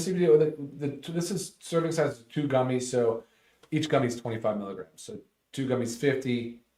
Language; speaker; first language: English; native; English